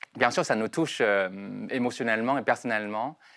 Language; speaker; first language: French; non-native, fluent; Chinese